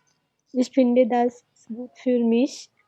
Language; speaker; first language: German; non-native, learner; Hindi